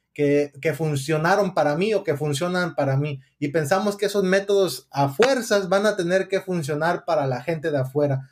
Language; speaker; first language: Spanish; early bilingual, heritage; Spanish